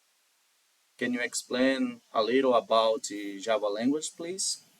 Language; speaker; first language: English; non-native, learner; Portuguese